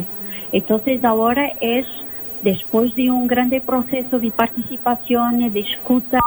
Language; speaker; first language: Spanish; non-native, local second language; Portuguese